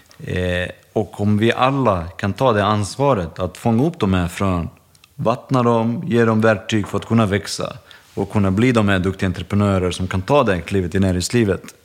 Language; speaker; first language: Swedish; early bilingual, other home language; Bosnian